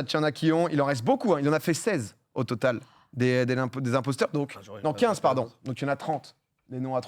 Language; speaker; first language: French; native; French